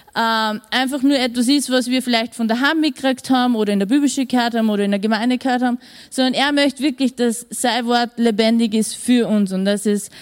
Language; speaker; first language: German; native; German